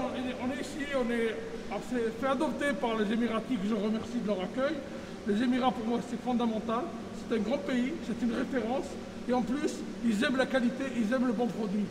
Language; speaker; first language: French; native; French